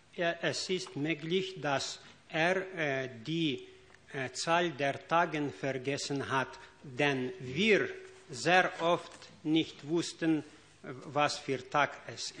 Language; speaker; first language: German; non-native, fluent; Ukrainian